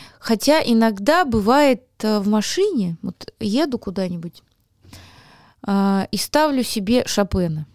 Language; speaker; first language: Russian; native; Russian